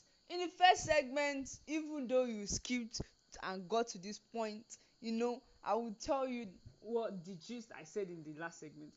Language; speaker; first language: English; non-native, local second language; Yoruba